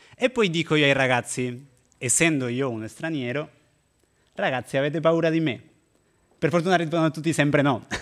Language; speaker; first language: Italian; non-native, fluent; Spanish